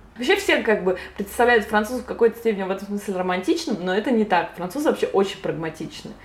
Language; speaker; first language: Russian; native; Russian